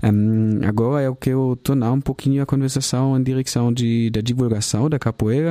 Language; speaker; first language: Portuguese; non-native, fluent; German